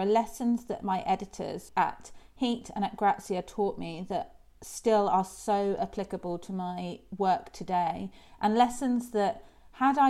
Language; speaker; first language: English; native; English